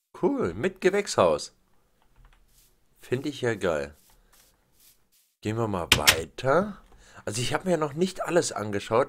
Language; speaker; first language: German; native; German